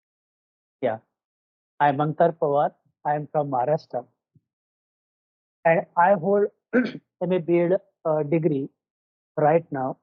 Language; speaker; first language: English; non-native, learner; Marathi